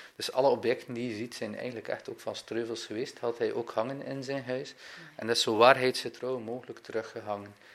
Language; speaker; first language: Dutch; native; Dutch